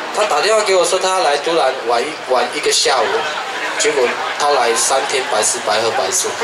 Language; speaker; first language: Chinese; non-native, local second language; Amis